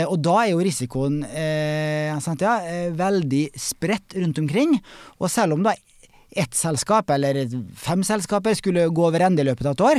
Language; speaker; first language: Norwegian; native; Norwegian